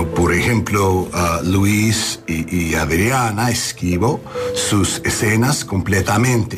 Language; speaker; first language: Spanish; non-native, learner; English